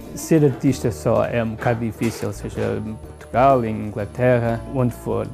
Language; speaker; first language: Portuguese; native; Portuguese